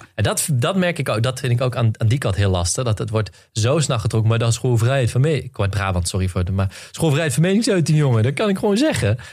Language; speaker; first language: Dutch; native; Dutch